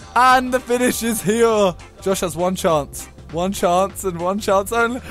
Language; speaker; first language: English; native; English